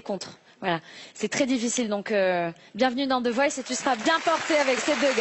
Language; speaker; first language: French; native; French